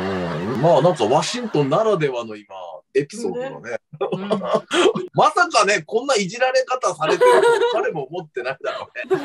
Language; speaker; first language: Japanese; native; Japanese